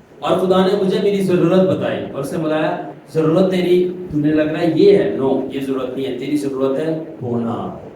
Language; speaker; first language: Urdu; non-native, local second language; Punjabi